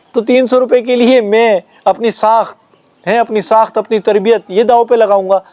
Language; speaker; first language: Urdu; non-native, local second language; Pashto